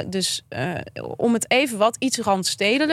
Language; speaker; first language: Dutch; native; Dutch